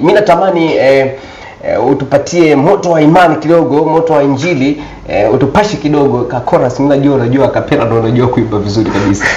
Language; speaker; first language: Swahili; native; Swahili